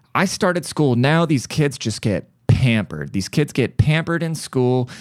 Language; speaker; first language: English; early bilingual, other home language; German